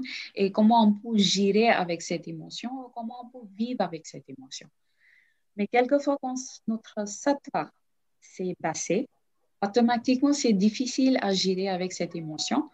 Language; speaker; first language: French; non-native, learner; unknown